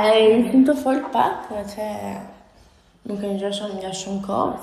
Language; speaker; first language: Albanian; early bilingual, heritage; Albanian